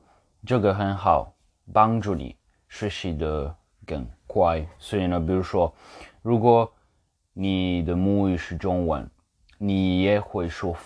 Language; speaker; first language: Chinese; non-native, learner; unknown